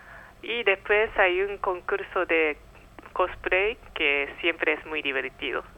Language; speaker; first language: Spanish; non-native, fluent; Japanese